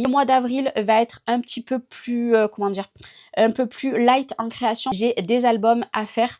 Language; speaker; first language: French; native; French